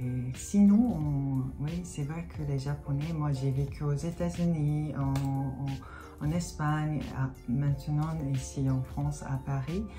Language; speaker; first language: French; non-native, fluent; Japanese